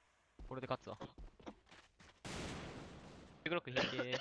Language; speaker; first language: Japanese; native; Japanese